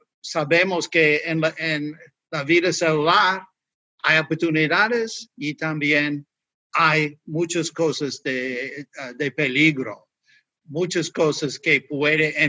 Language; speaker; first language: Spanish; non-native, learner; English